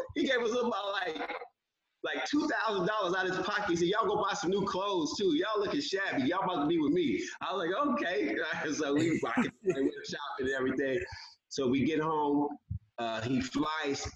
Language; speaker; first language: English; native; English